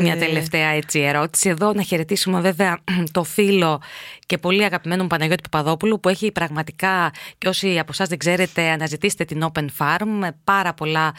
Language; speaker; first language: Greek; native; Greek